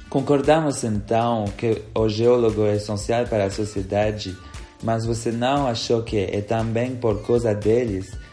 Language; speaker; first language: Portuguese; non-native, fluent; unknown